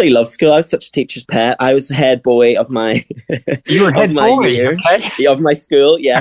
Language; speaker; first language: English; native; English